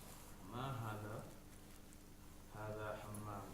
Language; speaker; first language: Arabic; non-native, learner; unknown